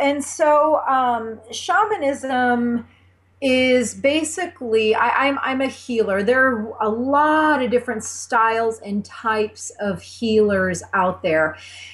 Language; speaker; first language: English; native; English